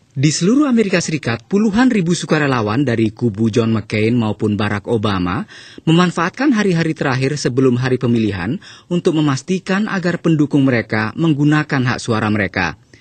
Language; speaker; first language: Indonesian; native; Indonesian